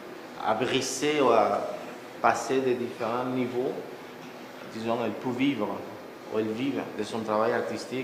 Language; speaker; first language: French; non-native, fluent; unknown